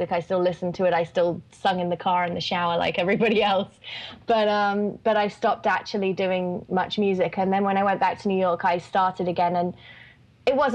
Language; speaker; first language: English; native; English